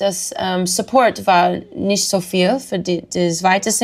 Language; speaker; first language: German; non-native, learner; English